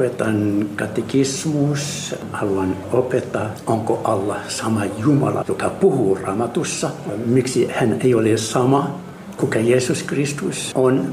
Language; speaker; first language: Finnish; non-native, fluent; Arabic